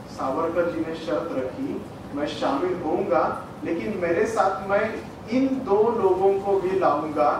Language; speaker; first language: Hindi; non-native, local second language; Marathi